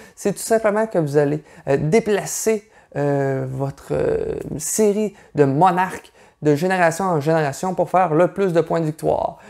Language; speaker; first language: French; native; French